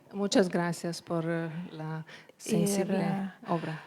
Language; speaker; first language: Spanish; non-native, learner; Lithuanian